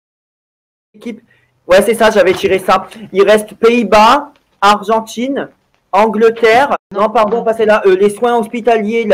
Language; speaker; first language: French; native; French